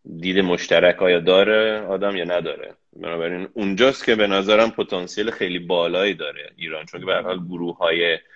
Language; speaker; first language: Persian; early bilingual, heritage; Persian